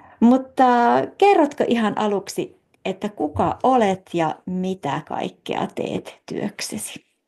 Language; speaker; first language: Finnish; native; Finnish